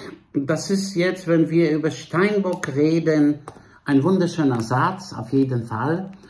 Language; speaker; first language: German; non-native, fluent; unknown